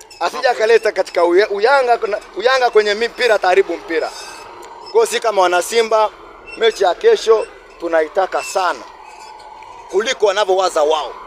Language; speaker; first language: Swahili; native; Swahili